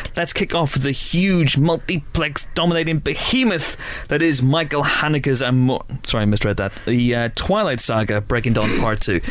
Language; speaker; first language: English; native; English